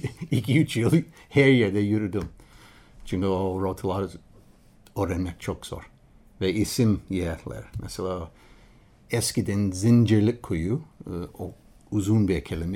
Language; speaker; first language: Turkish; non-native, learner; English